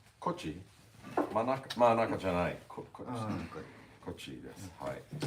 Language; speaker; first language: Japanese; non-native, learner; English